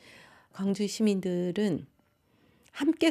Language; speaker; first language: Korean; native; Korean